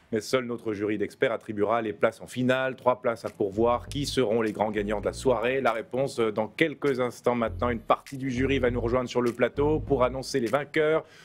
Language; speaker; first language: French; native; French